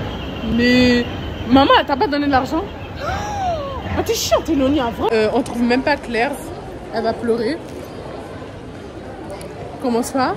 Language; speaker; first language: French; native; French